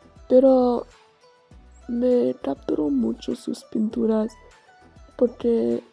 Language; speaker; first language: Spanish; non-native, learner; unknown